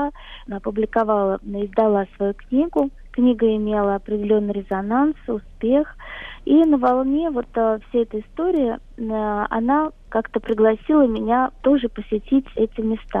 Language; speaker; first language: Russian; native; Russian